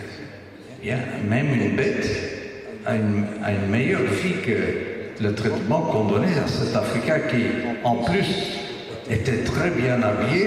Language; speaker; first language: French; non-native, local second language; Dutch